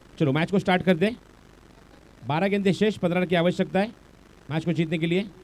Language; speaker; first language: Hindi; non-native, local second language; Marathi